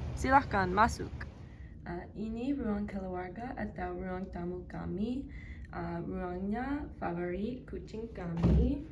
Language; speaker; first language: Indonesian; non-native, learner; English